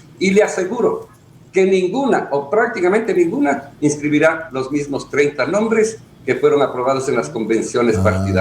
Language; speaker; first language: Spanish; native; Spanish